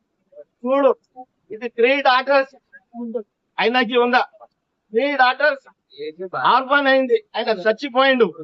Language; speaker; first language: Telugu; non-native, local second language; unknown